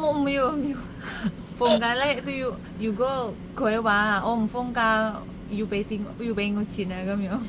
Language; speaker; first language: Cantonese; non-native, learner; Indonesian